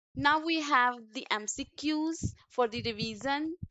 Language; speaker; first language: English; non-native, local second language; Punjabi